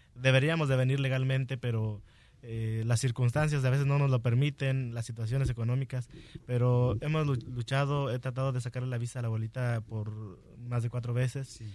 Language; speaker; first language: Spanish; native; Spanish